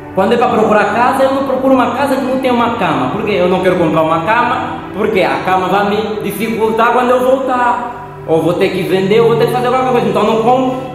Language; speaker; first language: Portuguese; native; Portuguese